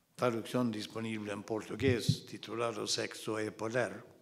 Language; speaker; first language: Spanish; non-native, fluent; Swedish